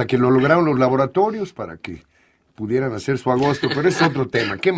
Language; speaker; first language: Spanish; native; Spanish